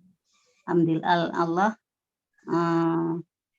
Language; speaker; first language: Arabic; non-native, learner; Indonesian